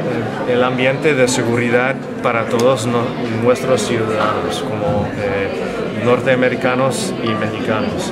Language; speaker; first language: Spanish; non-native, fluent; English